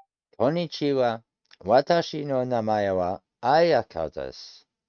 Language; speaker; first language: Japanese; non-native, learner; English